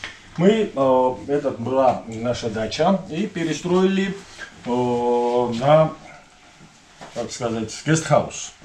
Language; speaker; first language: Russian; non-native, learner; Georgian